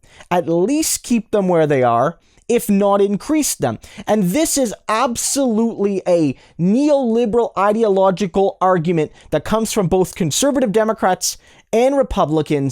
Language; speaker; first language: English; native; English